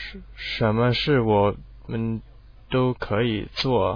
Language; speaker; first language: Chinese; non-native, learner; English